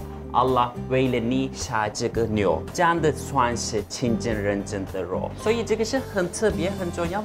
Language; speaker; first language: Chinese; non-native, fluent; Turkish